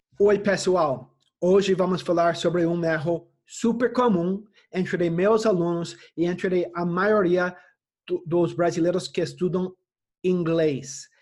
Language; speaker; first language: Portuguese; non-native, fluent; English